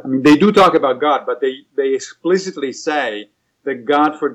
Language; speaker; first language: English; non-native, fluent; Italian